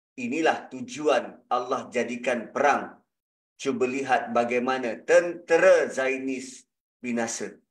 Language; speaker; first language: Malay; native; Malay